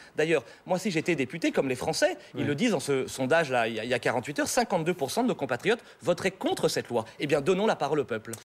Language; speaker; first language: French; native; French